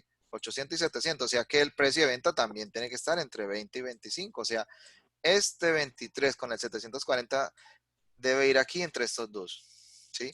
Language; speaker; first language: Spanish; native; Spanish